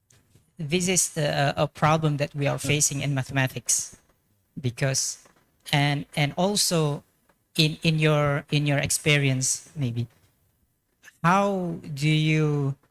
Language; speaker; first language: English; non-native, fluent; Indonesian